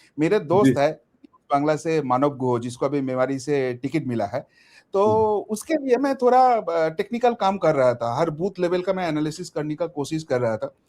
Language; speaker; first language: Hindi; non-native, local second language; Bangla